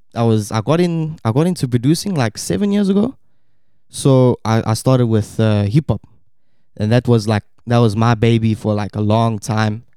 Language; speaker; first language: English; native; English